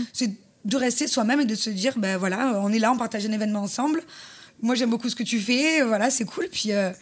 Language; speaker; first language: French; native; French